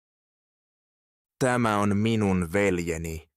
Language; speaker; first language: Finnish; non-native, fluent; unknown